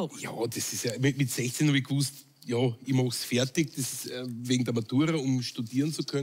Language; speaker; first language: German; native; German